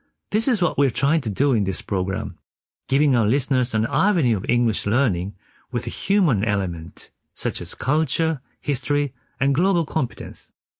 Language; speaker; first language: English; non-native, fluent; Japanese